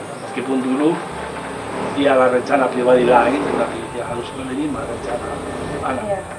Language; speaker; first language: Indonesian; non-native, fluent; Spanish